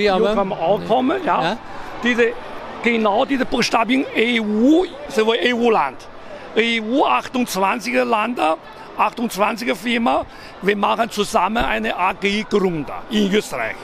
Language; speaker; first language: German; non-native, learner; Chinese